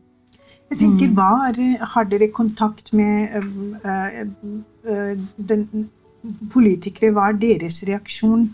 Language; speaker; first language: Norwegian; non-native, fluent; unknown